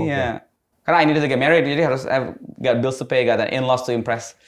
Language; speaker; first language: Indonesian; native; Indonesian